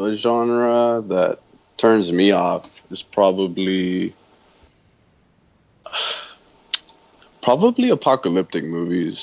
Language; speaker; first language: English; non-native, fluent; Spanish